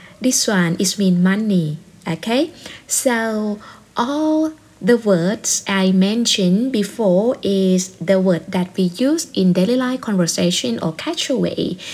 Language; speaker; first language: English; non-native, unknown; Thai